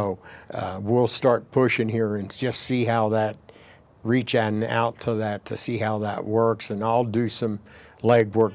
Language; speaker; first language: English; native; English